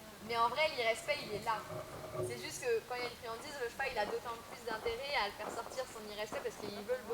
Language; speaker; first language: French; native; French